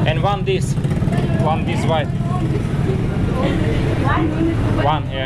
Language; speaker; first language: English; non-native, learner; Slovak